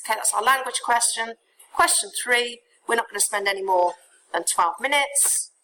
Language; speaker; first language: English; native; English